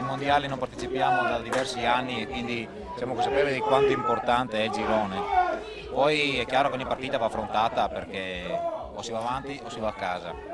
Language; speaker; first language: Italian; native; Italian